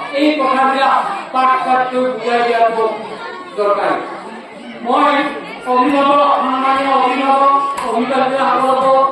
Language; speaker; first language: Assamese; native; Assamese